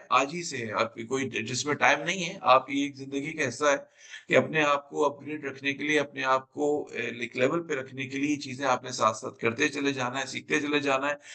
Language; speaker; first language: Urdu; native; Urdu